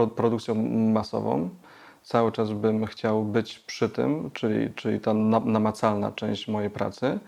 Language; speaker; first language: Polish; native; Polish